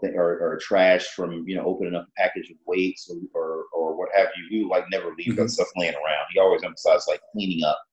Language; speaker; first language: English; native; English